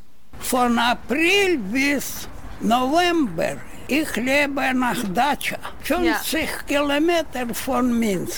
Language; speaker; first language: German; non-native, learner; Russian